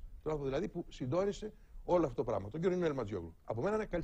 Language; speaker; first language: Greek; native; Greek